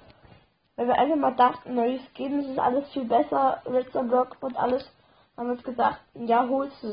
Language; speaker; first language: German; native; German